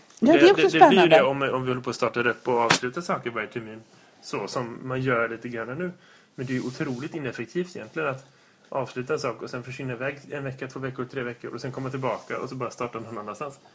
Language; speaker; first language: Swedish; native; Swedish